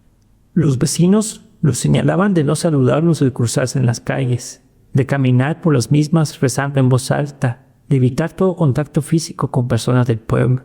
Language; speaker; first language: Spanish; native; Spanish